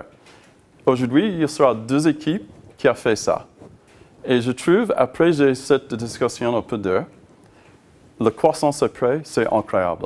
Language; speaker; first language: French; non-native, learner; English